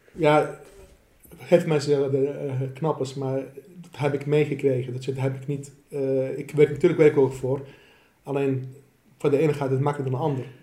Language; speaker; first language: Dutch; non-native, fluent; Assyrian Neo-Aramaic